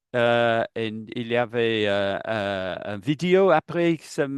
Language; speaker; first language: French; non-native, learner; English